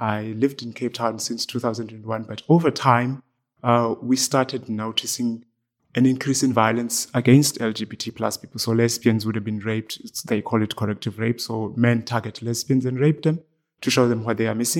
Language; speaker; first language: English; non-native, local second language; Xhosa